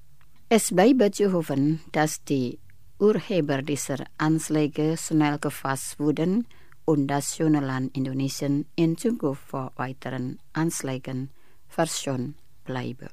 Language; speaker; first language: German; non-native, fluent; Indonesian